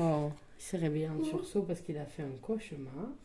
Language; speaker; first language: French; native; French